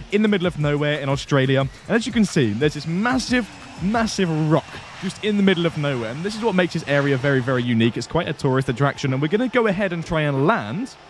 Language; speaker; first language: English; native; English